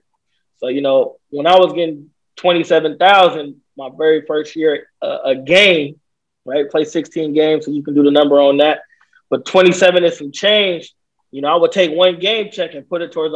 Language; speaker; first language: English; native; English